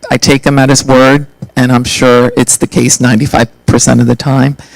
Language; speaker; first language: English; native; English